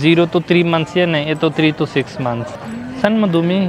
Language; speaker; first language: Filipino; non-native, learner; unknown